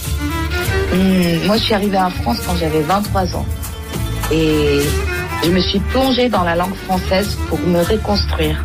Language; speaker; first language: French; non-native, fluent; Greek